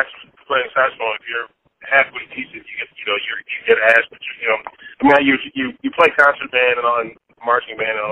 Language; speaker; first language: English; native; English